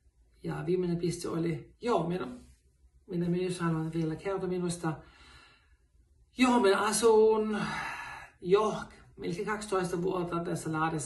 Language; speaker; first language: Finnish; non-native, fluent; German